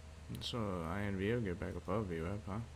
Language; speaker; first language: English; native; English